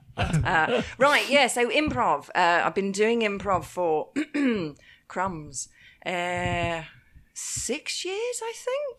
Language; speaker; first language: English; native; English